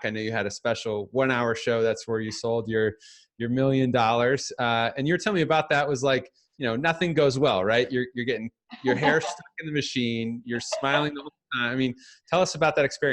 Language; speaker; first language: English; native; English